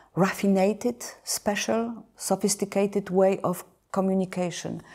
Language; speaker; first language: English; non-native, fluent; Polish